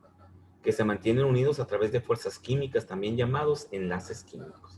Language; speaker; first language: Spanish; native; Spanish